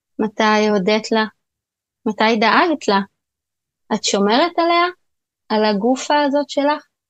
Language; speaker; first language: Hebrew; native; Hebrew